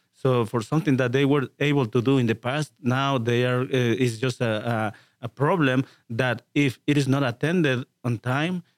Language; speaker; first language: English; non-native, fluent; Spanish